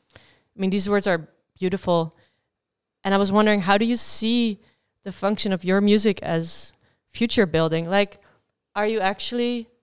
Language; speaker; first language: English; non-native, fluent; Dutch